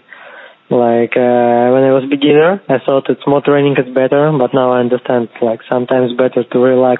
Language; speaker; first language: English; non-native, learner; Kazakh